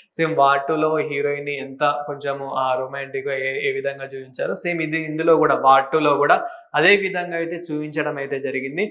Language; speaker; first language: Telugu; native; Telugu